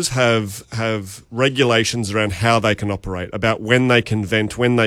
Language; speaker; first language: English; native; English